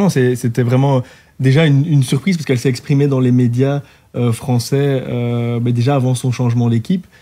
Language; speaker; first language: French; native; French